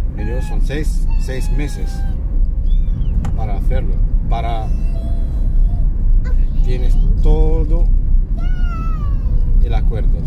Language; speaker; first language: Spanish; non-native, fluent; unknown